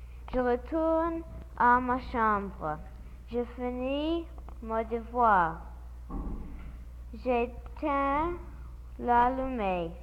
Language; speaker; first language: French; non-native, learner; English